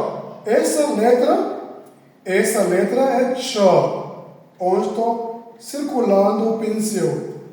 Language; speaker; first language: Portuguese; non-native, fluent; Hindi